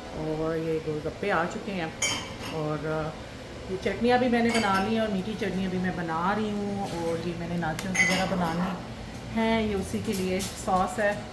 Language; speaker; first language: Urdu; native; Urdu